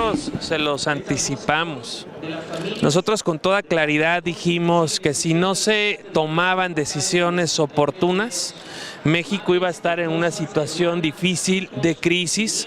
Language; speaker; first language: Spanish; native; Spanish